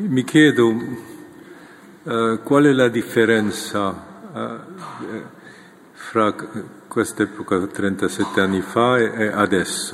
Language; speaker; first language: Italian; non-native, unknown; Korean